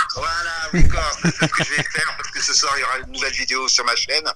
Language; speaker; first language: French; native; French